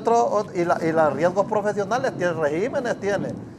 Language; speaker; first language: Spanish; native; Spanish